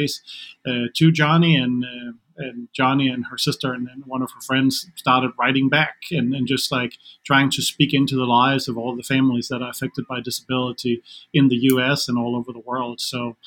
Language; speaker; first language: English; non-native, fluent; Danish